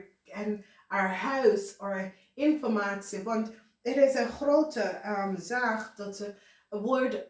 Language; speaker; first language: Dutch; non-native, fluent; English